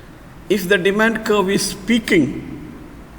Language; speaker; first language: English; non-native, local second language; Malayalam